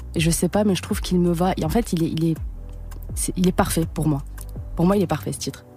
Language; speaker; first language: French; native; French